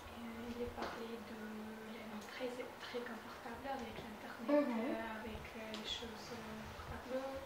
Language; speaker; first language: French; non-native, learner; Russian